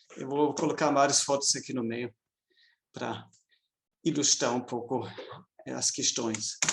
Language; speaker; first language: Portuguese; non-native, fluent; German